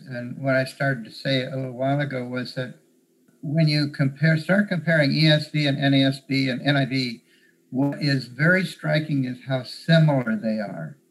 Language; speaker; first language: English; native; English